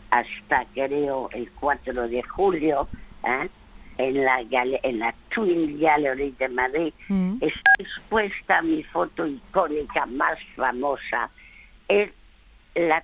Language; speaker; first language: Spanish; early bilingual, other home language; French